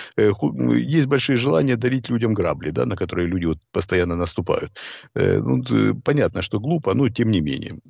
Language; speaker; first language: Russian; native; Russian